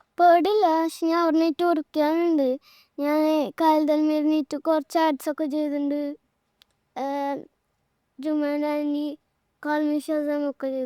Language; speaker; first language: Malayalam; early bilingual, heritage; Malayalam